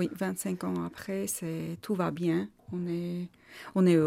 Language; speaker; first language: French; non-native, learner; Armenian